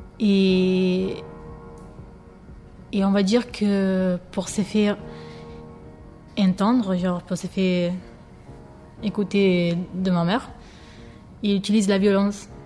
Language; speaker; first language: French; non-native, fluent; Albanian